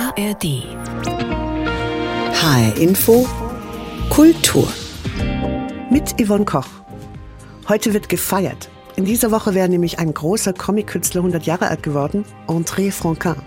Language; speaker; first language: German; native; German